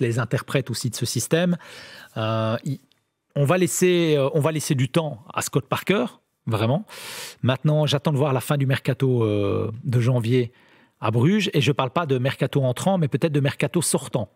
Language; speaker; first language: French; native; French